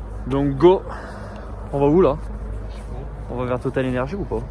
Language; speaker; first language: French; native; French